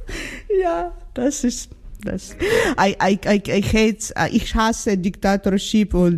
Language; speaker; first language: German; non-native, learner; Ukrainian